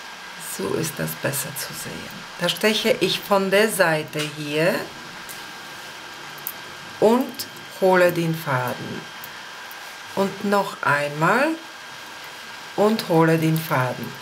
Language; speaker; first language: German; non-native, fluent; Polish